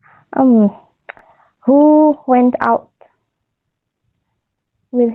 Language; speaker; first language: English; non-native, learner; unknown